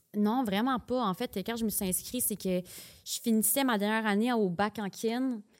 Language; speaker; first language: French; native; French